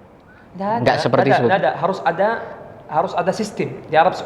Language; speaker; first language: Indonesian; non-native, learner; Arabic